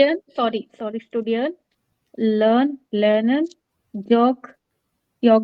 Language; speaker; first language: German; non-native, learner; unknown